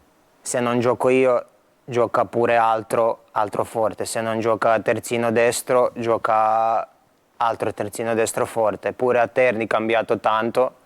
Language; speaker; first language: Italian; non-native, fluent; Croatian